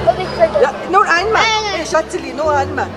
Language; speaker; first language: German; non-native, learner; Tibetan